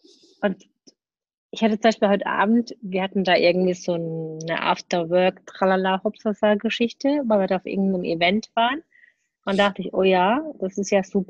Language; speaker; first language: German; native; German